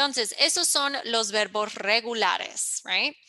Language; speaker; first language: Spanish; early bilingual, heritage; English